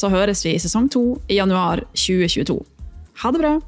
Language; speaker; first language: Norwegian; native; Norwegian